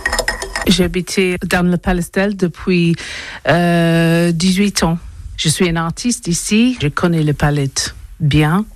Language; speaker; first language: French; non-native, learner; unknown